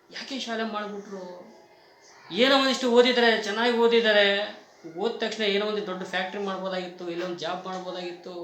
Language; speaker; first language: Kannada; native; Kannada